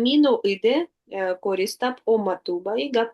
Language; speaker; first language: Estonian; non-native, learner; Russian